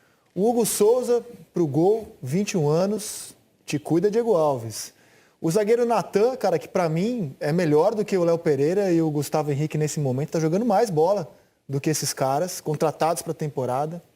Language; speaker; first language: Portuguese; native; Portuguese